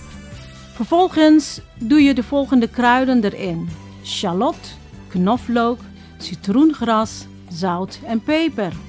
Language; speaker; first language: Dutch; non-native, fluent; Indonesian